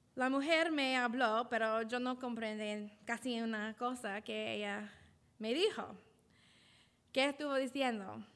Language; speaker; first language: Spanish; non-native, learner; English